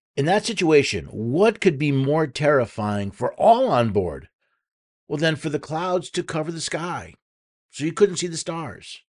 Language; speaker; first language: English; native; English